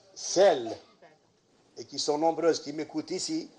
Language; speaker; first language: French; non-native, local second language; Arabic